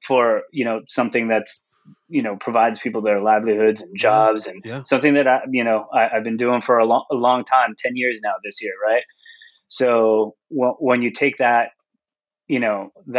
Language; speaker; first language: English; native; English